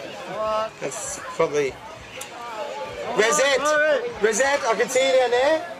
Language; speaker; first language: English; native; English